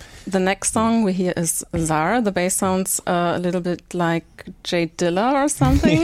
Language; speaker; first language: English; non-native, fluent; German